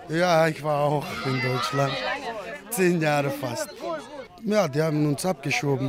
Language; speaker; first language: German; non-native, local second language; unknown